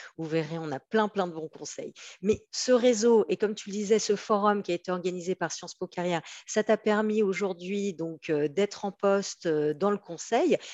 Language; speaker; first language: French; native; French